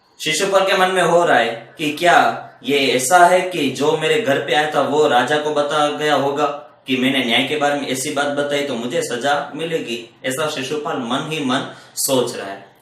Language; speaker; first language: Hindi; non-native, local second language; Gujarati